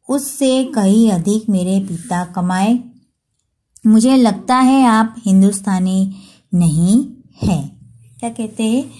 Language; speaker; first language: Hindi; non-native, local second language; Gujarati